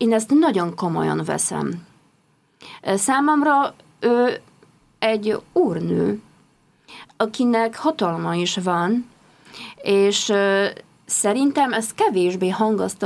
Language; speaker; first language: Hungarian; non-native, fluent; Polish